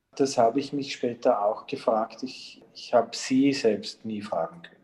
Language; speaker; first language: German; native; German